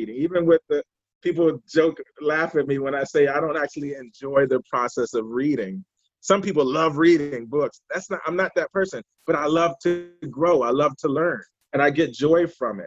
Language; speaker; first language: English; native; English